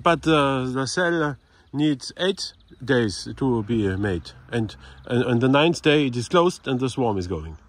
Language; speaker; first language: English; non-native, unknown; German